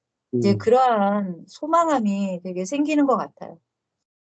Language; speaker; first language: Korean; native; Korean